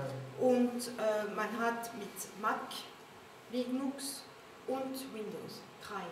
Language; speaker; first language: German; non-native, learner; French